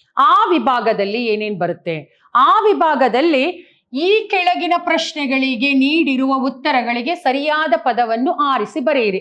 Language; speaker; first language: Kannada; native; Kannada